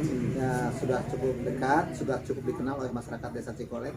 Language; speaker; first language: Indonesian; native; Indonesian